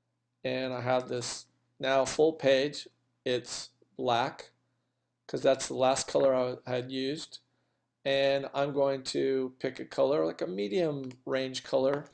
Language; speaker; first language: English; native; English